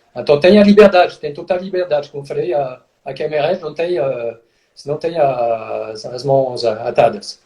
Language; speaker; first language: Portuguese; non-native, fluent; French